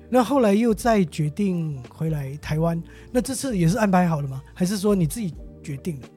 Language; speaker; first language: Chinese; native; Chinese